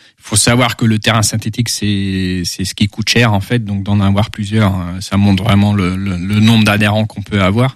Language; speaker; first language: French; early bilingual, heritage; Dutch